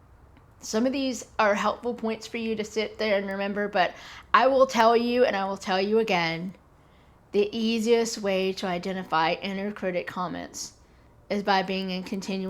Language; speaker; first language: English; native; English